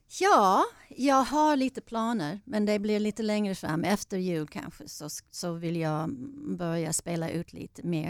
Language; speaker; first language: Swedish; non-native, fluent; English